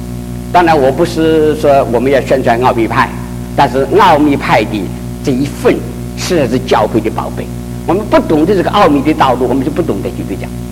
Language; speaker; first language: Chinese; native; Chinese